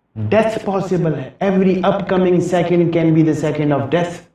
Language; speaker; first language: English; non-native, local second language; Urdu